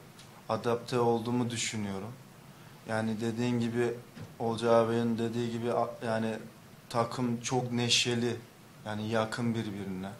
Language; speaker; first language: Turkish; early bilingual, heritage; English